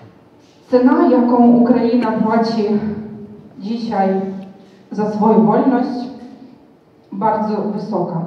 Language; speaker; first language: Polish; non-native, fluent; Ukrainian